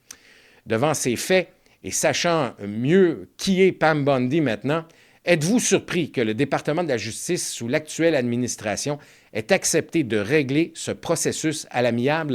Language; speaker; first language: French; native; French